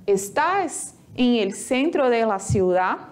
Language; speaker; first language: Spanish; non-native, fluent; Portuguese